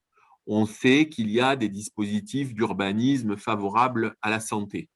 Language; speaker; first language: French; native; French